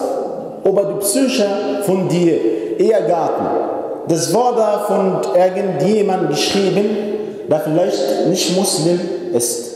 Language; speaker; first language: German; non-native, fluent; Arabic